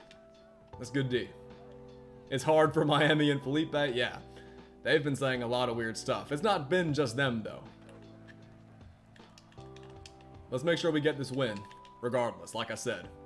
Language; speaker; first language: English; native; English